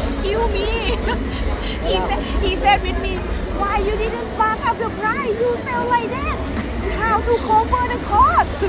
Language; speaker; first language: English; non-native, learner; Thai